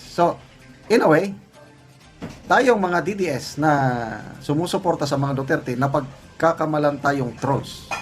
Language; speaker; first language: Filipino; non-native, local second language; Cebuano